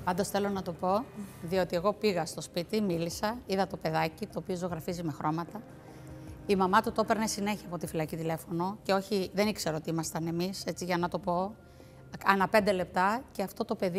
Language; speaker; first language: Greek; native; Greek